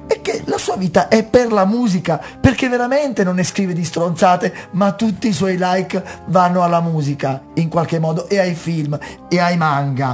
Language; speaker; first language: Italian; native; Italian